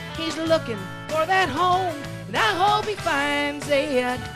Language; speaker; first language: English; native; English